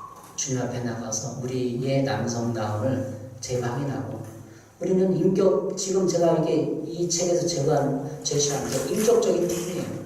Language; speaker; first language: Korean; native; Korean